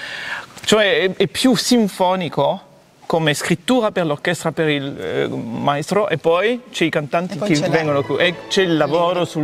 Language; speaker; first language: Italian; non-native, fluent; French